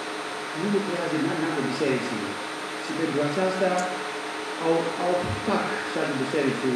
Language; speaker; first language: Romanian; non-native, learner; Greek